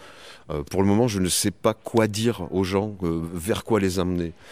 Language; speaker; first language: French; native; French